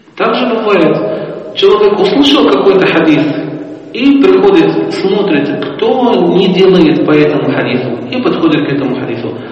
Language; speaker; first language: Russian; non-native, fluent; Arabic